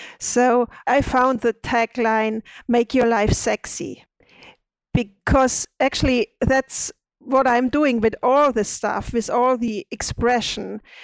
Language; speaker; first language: English; non-native, fluent; German